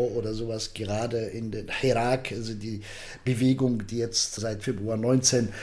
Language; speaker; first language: German; non-native, fluent; Arabic